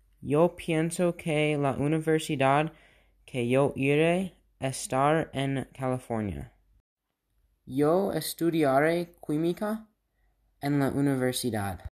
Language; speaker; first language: Spanish; non-native, learner; English